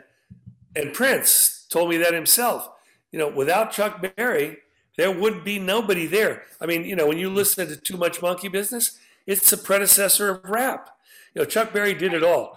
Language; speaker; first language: English; native; English